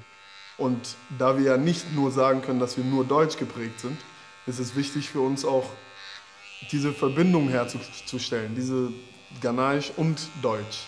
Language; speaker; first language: German; early bilingual, other home language; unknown